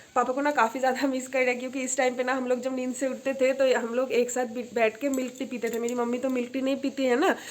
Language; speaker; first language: Hindi; non-native, local second language; Bangla